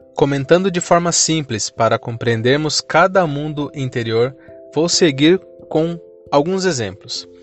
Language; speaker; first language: Portuguese; native; Portuguese